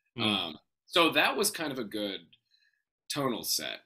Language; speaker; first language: English; native; English